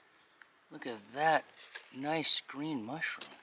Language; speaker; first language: English; native; English